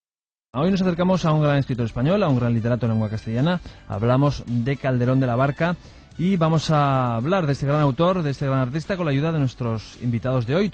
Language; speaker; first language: Spanish; native; Spanish